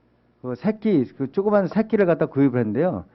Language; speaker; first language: Korean; native; Korean